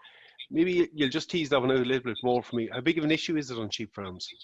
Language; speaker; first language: English; native; English